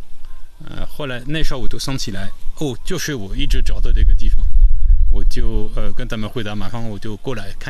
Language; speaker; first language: Chinese; non-native, fluent; French